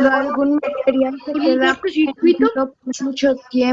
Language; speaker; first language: Spanish; native; Spanish